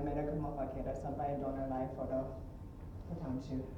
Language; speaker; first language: Nepali; early bilingual, heritage; Nepali